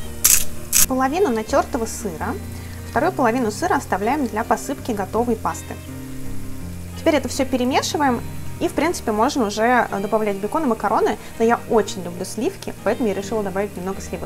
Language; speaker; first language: Russian; native; Russian